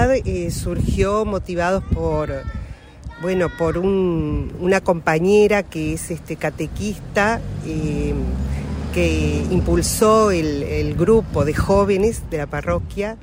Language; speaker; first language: Spanish; native; Spanish